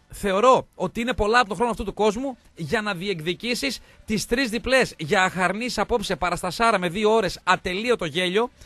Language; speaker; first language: Greek; native; Greek